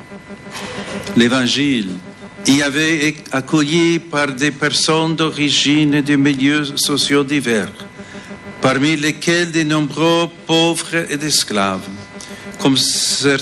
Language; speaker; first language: French; non-native, fluent; English